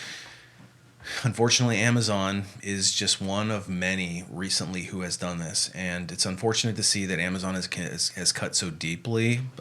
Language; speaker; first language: English; native; English